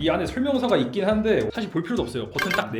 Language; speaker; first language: Korean; native; Korean